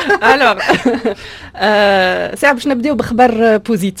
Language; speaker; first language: German; non-native, local second language; Arabic